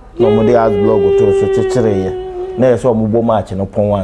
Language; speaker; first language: English; non-native, local second language; Akan